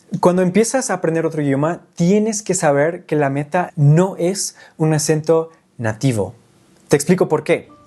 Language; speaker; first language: Spanish; non-native, fluent; English